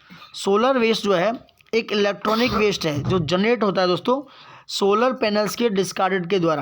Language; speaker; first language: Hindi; native; Hindi